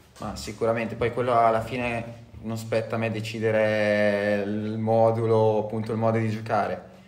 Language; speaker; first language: Italian; native; Italian